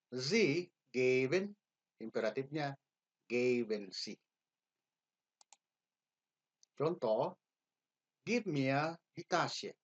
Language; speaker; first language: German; non-native, learner; Indonesian